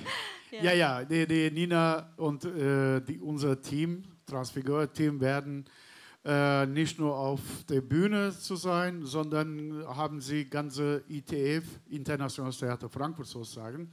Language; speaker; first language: German; non-native, learner; Turkish